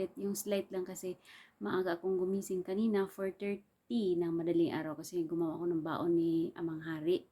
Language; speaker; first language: Filipino; non-native, local second language; Cebuano